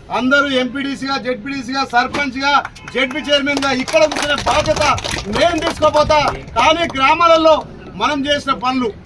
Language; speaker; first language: Telugu; native; Telugu